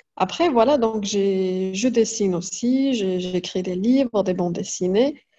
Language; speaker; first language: French; non-native, local second language; Arabic